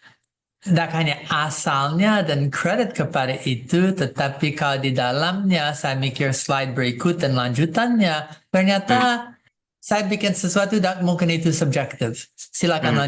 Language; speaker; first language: Indonesian; non-native, fluent; English